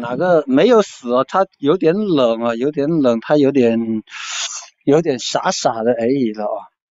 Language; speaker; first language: Chinese; native; Chinese